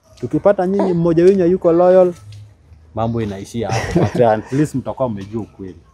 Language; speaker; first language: Swahili; native; Swahili